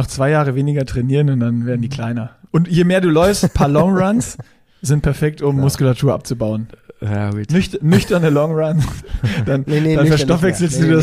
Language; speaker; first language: German; native; German